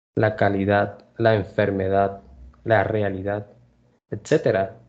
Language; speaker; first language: Spanish; native; Spanish